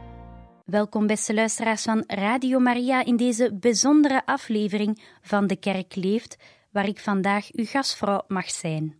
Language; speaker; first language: Dutch; native; Dutch